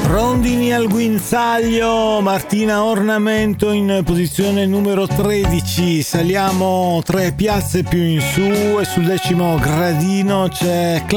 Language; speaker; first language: Italian; native; Italian